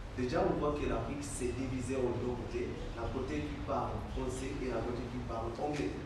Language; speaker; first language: French; non-native, learner; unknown